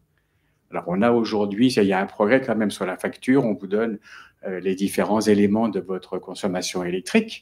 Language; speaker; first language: French; native; French